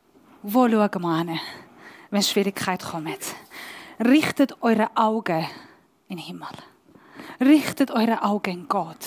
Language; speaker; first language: German; non-native, learner; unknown